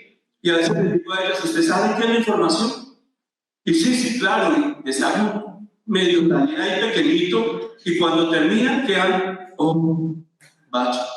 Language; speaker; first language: Spanish; native; Spanish